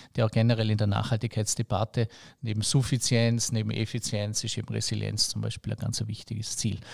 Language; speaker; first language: German; native; German